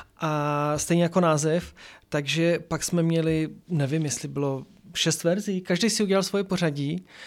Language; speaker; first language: Czech; native; Czech